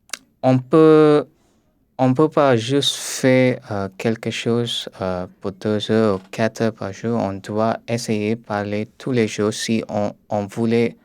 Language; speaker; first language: French; non-native, learner; Tamil